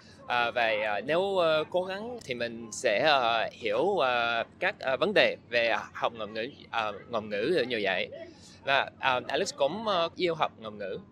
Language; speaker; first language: Vietnamese; non-native, learner; English